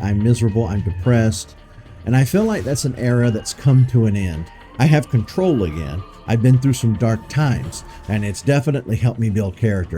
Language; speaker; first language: English; native; English